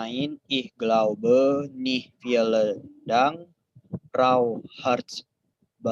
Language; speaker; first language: German; non-native, learner; Indonesian